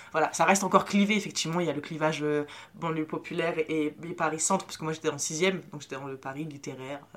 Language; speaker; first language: French; early bilingual, other home language; Arabic